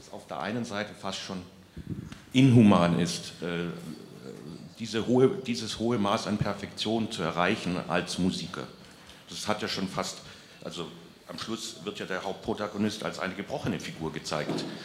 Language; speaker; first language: German; native; German